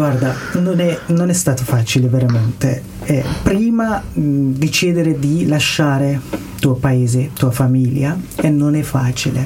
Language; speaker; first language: Italian; non-native, learner; Persian